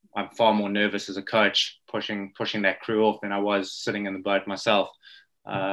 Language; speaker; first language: English; native; English